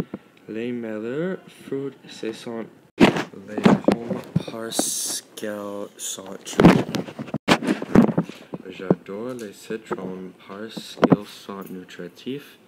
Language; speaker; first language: French; non-native, learner; English